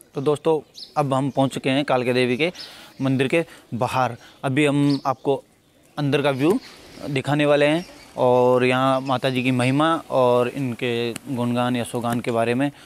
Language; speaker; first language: Hindi; native; Hindi